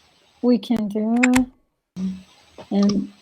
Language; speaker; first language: English; non-native, fluent; Turkish